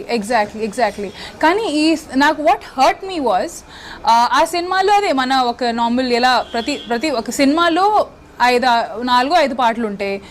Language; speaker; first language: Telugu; non-native, local second language; Hindi